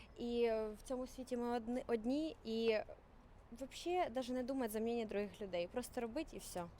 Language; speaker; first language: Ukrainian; non-native, local second language; Russian